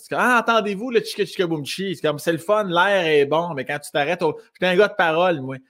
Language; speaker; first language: French; native; French